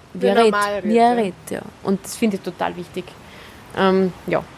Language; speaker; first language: German; native; German